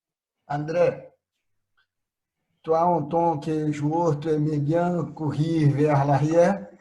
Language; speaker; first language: French; non-native, fluent; Portuguese